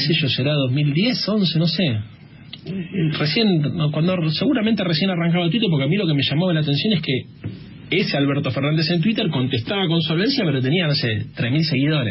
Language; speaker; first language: Spanish; native; Spanish